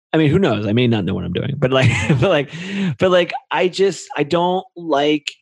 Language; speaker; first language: English; native; English